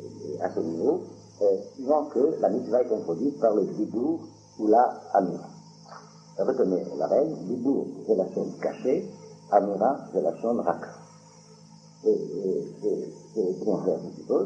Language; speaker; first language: French; native; French